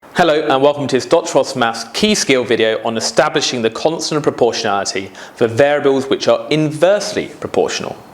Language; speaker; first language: English; native; English